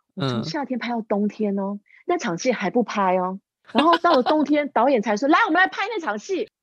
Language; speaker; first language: Chinese; non-native, local second language; English